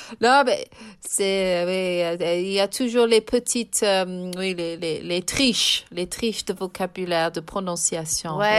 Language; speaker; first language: French; non-native, fluent; English